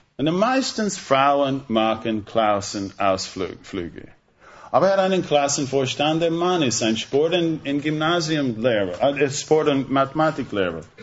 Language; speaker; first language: German; non-native, fluent; English